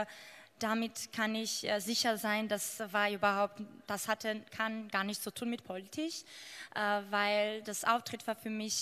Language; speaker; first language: German; non-native, fluent; Georgian